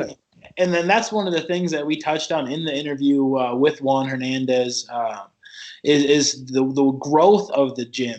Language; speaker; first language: English; native; English